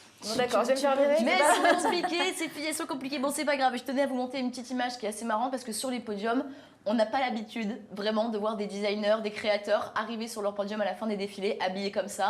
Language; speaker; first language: French; native; French